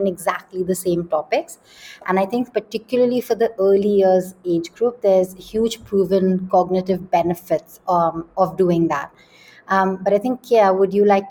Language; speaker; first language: English; non-native, local second language; Hindi